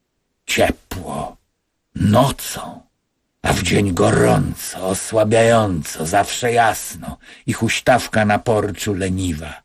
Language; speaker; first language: Polish; native; Polish